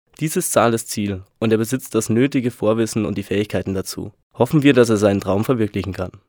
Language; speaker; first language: German; native; German